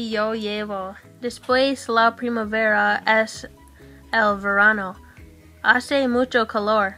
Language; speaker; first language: Spanish; non-native, learner; English